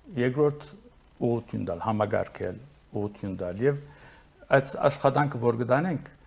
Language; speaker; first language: Armenian; early bilingual, heritage; Armenian